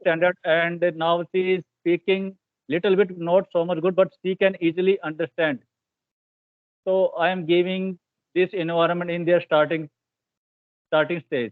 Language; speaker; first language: English; non-native, learner; Hindi